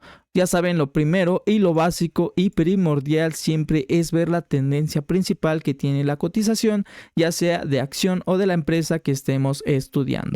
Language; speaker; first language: Spanish; native; Spanish